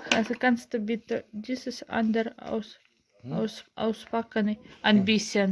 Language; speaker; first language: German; non-native, learner; Ukrainian